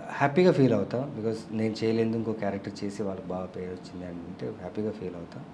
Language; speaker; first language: Telugu; non-native, local second language; Tamil